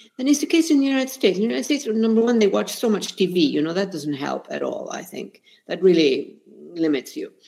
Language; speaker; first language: English; non-native, fluent; Spanish